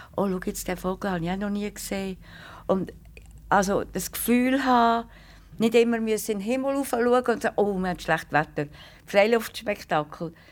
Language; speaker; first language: German; native; German